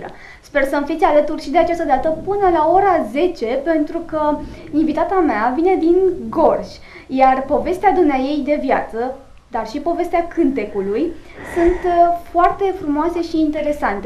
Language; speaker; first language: Romanian; native; Romanian